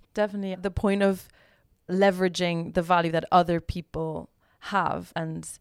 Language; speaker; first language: English; non-native, fluent; Spanish